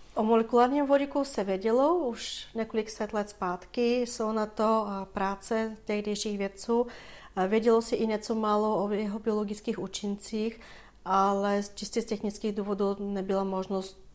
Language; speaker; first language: Czech; non-native, fluent; Bulgarian